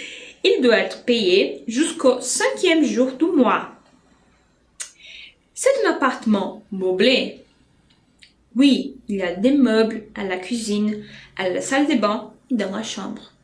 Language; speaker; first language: French; non-native, fluent; Portuguese